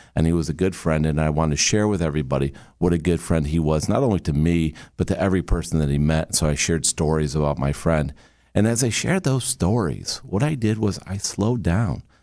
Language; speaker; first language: English; native; English